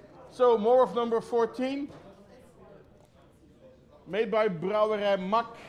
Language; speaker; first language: English; non-native, fluent; Dutch